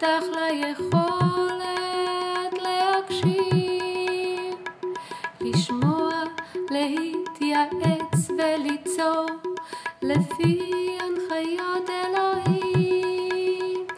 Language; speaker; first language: Hebrew; native; Hebrew